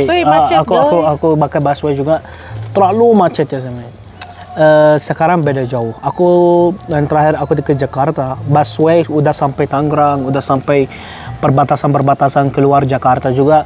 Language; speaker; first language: Indonesian; non-native, fluent; Arabic